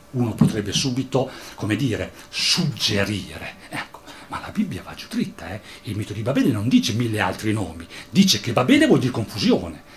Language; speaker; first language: Italian; native; Italian